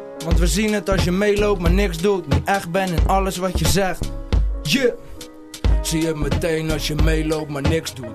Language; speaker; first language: Dutch; native; Dutch